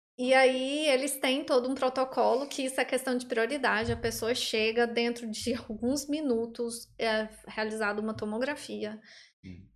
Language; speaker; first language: Portuguese; native; Portuguese